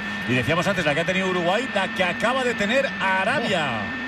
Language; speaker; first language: Spanish; native; Spanish